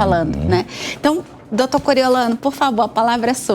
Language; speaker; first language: Portuguese; native; Portuguese